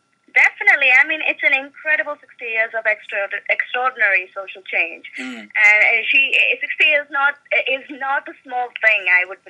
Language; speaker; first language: English; non-native, local second language; Malayalam